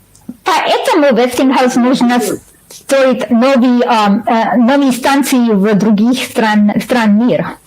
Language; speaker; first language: Russian; non-native, learner; English